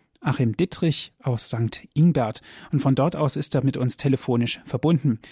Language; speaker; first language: German; native; German